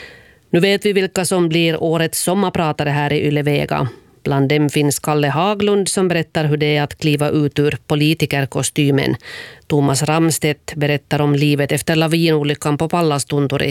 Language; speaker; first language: Swedish; native; Swedish